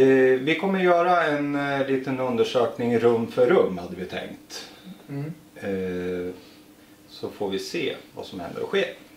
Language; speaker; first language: Swedish; native; Swedish